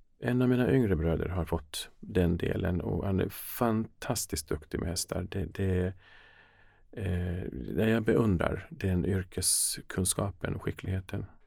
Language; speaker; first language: Swedish; early bilingual, other home language; Finnish